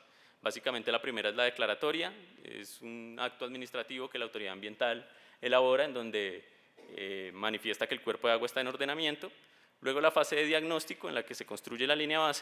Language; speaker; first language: Spanish; native; Spanish